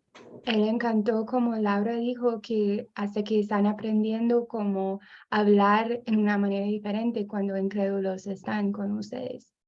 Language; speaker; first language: Spanish; non-native, fluent; English